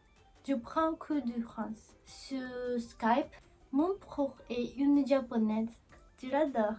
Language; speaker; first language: French; non-native, learner; Japanese